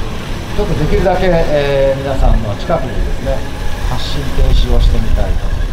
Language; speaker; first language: Japanese; native; Japanese